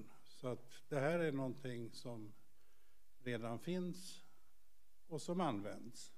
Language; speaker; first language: Swedish; native; Swedish